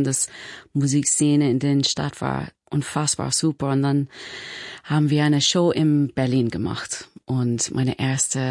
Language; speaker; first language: German; non-native, learner; English